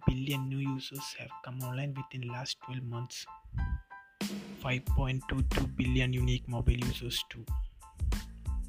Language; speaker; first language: English; non-native, local second language; Malayalam